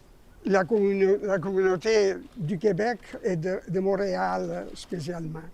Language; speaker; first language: French; non-native, fluent; Italian